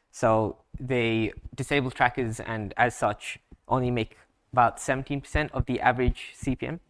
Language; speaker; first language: English; native; English